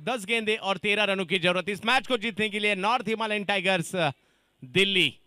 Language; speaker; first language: Hindi; non-native, local second language; Marathi